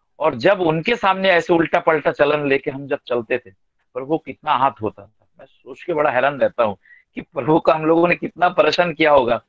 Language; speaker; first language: Hindi; non-native, local second language; Bangla